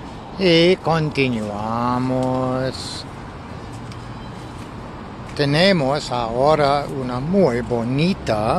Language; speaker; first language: Spanish; non-native, learner; English